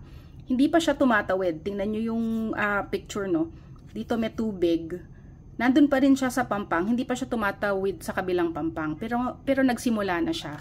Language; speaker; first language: Filipino; native; Filipino